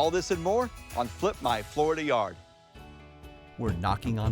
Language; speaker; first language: English; native; English